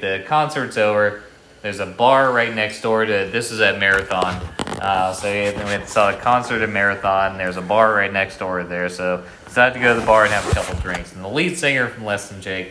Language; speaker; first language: English; native; English